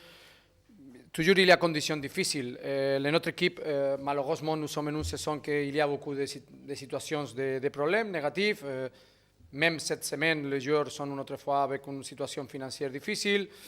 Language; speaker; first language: French; non-native, fluent; Spanish